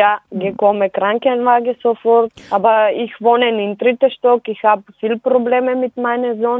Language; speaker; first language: German; non-native, learner; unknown